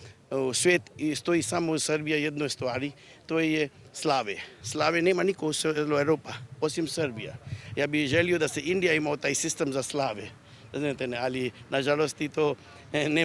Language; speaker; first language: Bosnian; non-native, learner; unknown